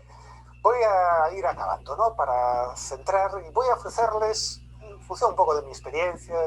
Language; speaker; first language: Spanish; native; Spanish